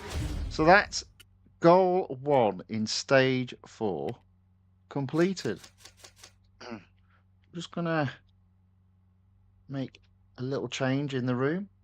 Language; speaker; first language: English; native; English